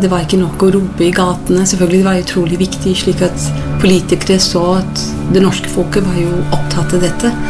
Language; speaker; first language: Norwegian; non-native, fluent; English